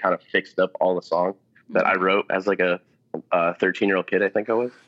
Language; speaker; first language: English; native; English